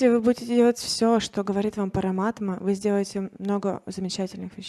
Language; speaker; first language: Russian; native; Russian